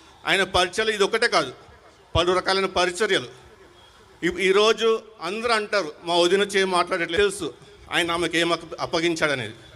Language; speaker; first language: Telugu; non-native, local second language; Urdu